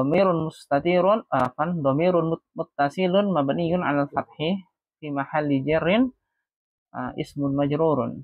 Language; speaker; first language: Arabic; non-native, fluent; Indonesian